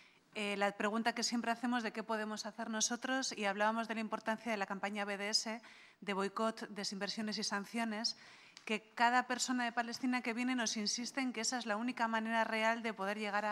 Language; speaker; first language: Spanish; native; Spanish